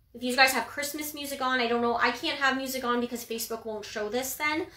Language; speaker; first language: English; native; English